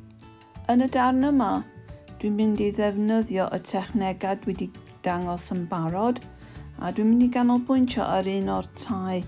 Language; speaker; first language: Welsh; non-native, fluent; English